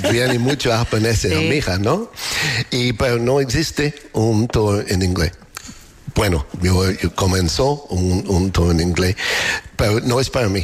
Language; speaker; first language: Spanish; non-native, fluent; English